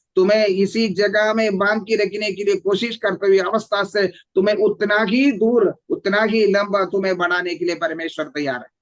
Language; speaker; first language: Hindi; non-native, local second language; Malayalam